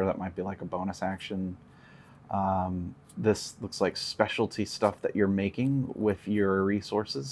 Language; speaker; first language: English; native; English